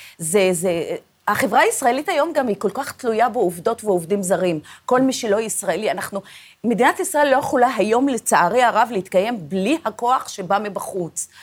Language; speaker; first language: Hebrew; non-native, local second language; Arabic